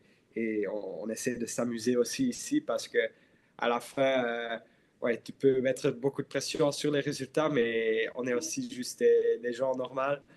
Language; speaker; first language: French; non-native, local second language; Dutch